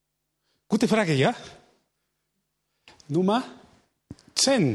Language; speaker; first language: German; non-native, fluent; Spanish